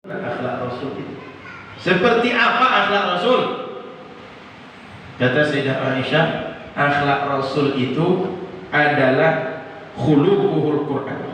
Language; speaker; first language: Indonesian; non-native, local second language; Malay